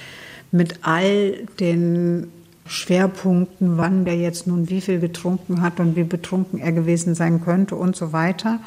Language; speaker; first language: German; native; German